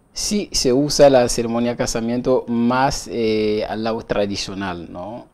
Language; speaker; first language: Spanish; non-native, learner; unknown